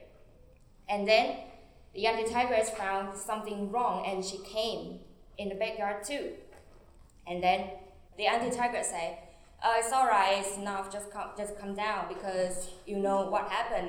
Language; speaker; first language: English; non-native, fluent; Chinese